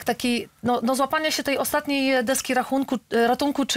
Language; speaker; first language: Polish; native; Polish